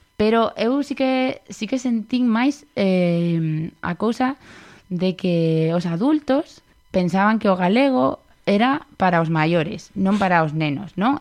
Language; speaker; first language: Galician; non-native, local second language; Spanish